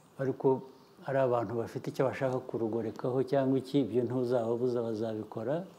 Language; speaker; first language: Kinyarwanda; early bilingual, heritage; Kinyarwanda